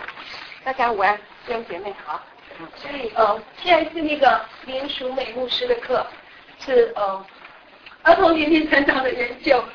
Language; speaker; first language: Chinese; native; Chinese